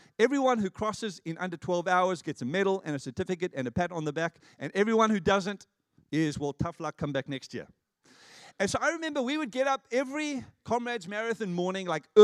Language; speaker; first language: English; native; English